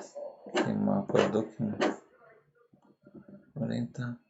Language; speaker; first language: Spanish; native; Spanish